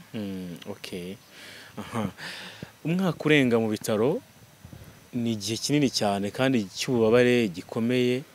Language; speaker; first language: Kinyarwanda; native; Kinyarwanda